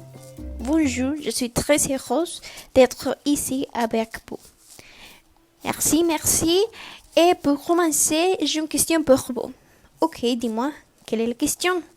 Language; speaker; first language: French; non-native, learner; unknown